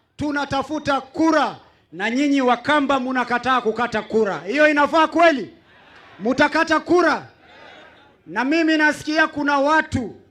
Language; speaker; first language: Swahili; native; Swahili